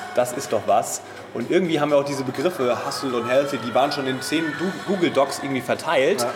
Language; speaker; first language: German; native; German